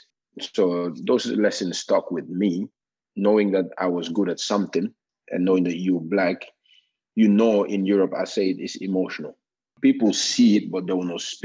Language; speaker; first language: English; non-native, fluent; Norwegian